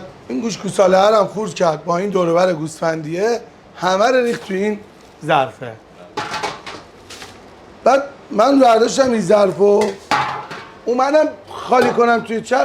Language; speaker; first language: Persian; native; Persian